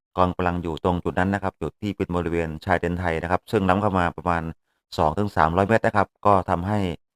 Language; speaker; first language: Thai; native; Thai